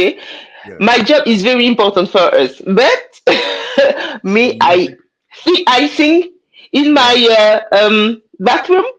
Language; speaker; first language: English; non-native, learner; French